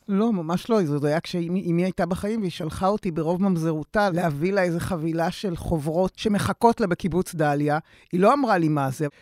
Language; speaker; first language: Hebrew; native; Hebrew